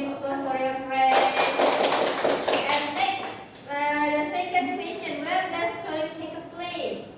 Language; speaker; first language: English; non-native, learner; Indonesian